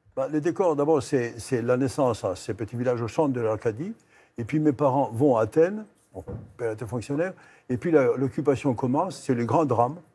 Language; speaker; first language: French; non-native, fluent; Greek